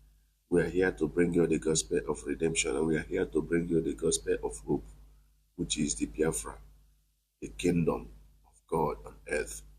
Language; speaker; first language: English; non-native, local second language; Igbo